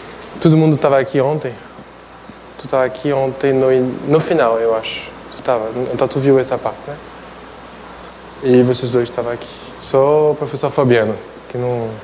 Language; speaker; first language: Portuguese; non-native, fluent; French